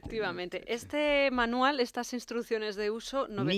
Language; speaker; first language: Spanish; native; Spanish